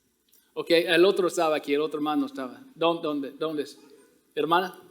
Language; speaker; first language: Spanish; non-native, fluent; English